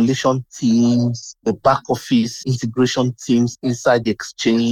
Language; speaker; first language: English; non-native, local second language; Yoruba